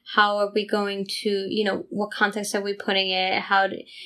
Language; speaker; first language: English; non-native, fluent; Italian